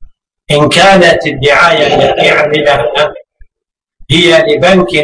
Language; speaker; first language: Arabic; native; Arabic